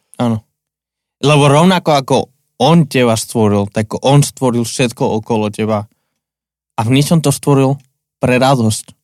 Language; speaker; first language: Slovak; non-native, fluent; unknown